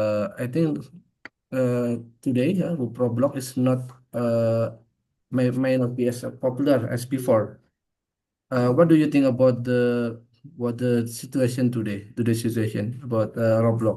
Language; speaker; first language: English; non-native, fluent; Indonesian